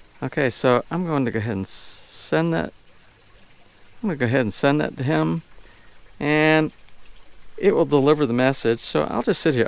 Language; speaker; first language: English; native; English